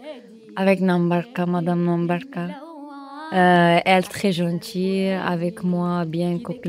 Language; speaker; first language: French; non-native, learner; Turkish